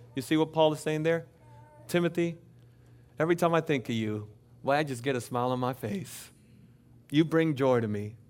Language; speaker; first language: English; native; English